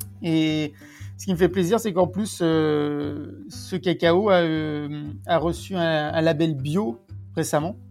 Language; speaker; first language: French; native; French